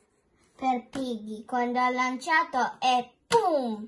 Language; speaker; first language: Italian; early bilingual, other home language; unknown